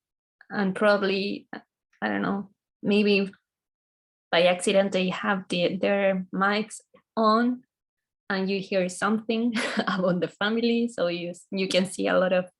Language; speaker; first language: English; non-native, fluent; Spanish